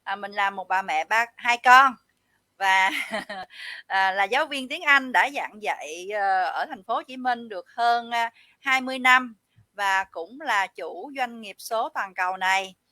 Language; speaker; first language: Vietnamese; native; Vietnamese